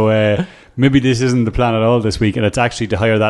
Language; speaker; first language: English; native; English